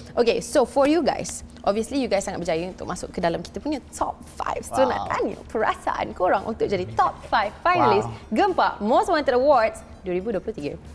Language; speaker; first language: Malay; native; Malay